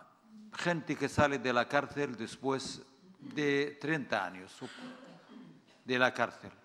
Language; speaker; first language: Spanish; non-native, fluent; Arabic